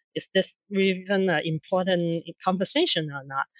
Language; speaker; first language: English; non-native, local second language; Cantonese